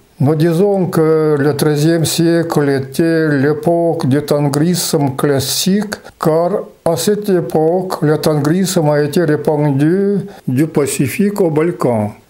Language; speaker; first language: French; non-native, fluent; Yakut